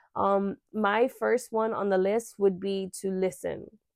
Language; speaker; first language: English; early bilingual, other home language; Spanish